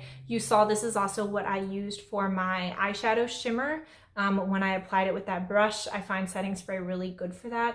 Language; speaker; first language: English; native; English